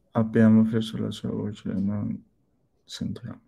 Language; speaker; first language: Italian; non-native, learner; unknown